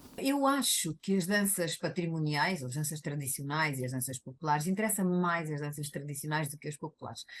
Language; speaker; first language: Portuguese; native; Portuguese